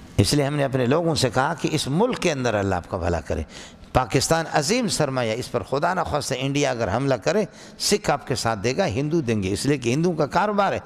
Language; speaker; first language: Urdu; non-native, local second language; Brahui